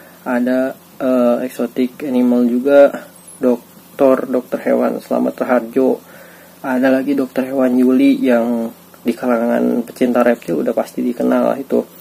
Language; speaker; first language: Indonesian; native; Indonesian